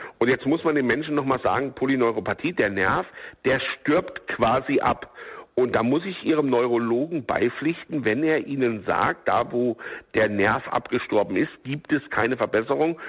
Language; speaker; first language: German; native; German